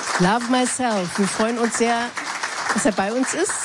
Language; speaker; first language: German; native; German